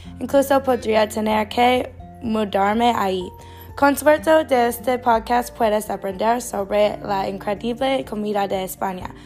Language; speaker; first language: Spanish; non-native, learner; English